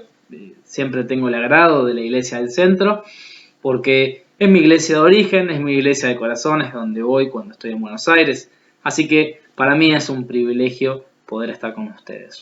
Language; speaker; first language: Spanish; native; Spanish